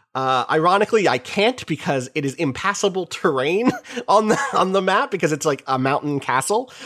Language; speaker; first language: English; native; English